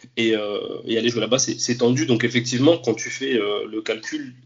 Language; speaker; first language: French; native; French